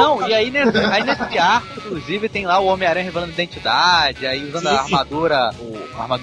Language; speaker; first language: Portuguese; native; Portuguese